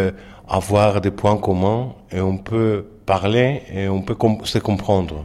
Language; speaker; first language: French; non-native, fluent; Greek